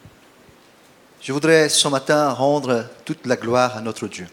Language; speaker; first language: French; non-native, fluent; Portuguese